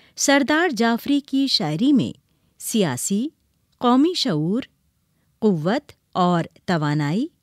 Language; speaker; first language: Urdu; native; Urdu